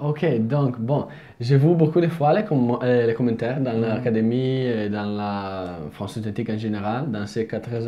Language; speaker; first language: French; non-native, fluent; Italian